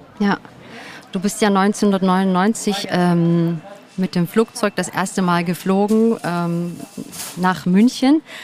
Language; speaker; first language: German; early bilingual, other home language; Turkish